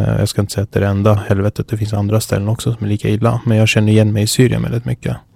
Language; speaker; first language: Swedish; early bilingual, other home language; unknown